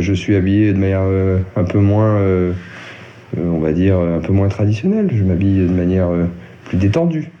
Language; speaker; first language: French; native; French